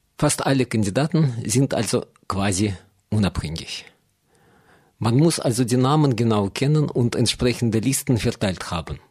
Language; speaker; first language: German; non-native, fluent; Russian